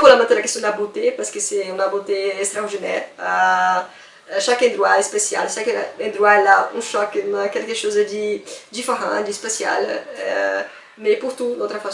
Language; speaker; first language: French; non-native, fluent; Portuguese